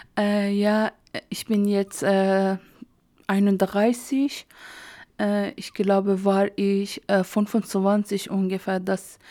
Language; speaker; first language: German; non-native, learner; Persian